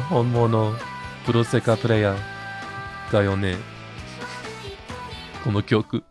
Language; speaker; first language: Japanese; non-native, learner; English